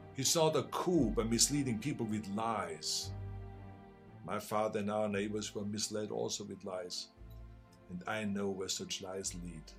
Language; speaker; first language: English; non-native, fluent; German